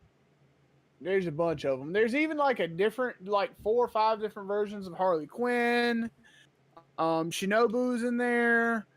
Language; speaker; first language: English; native; English